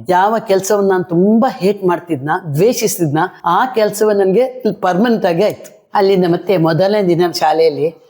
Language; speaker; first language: Kannada; non-native, local second language; Konkani